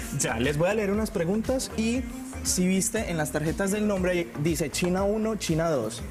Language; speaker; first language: Spanish; native; Spanish